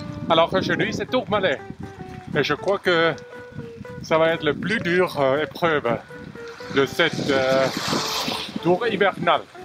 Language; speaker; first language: French; non-native, fluent; Finnish